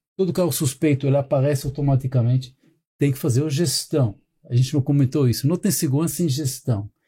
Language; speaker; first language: Portuguese; non-native, fluent; Hebrew